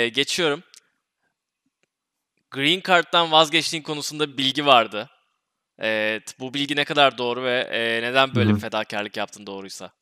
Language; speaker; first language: Turkish; native; Turkish